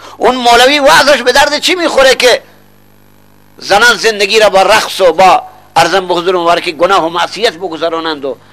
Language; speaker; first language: Persian; non-native, local second language; Baluchi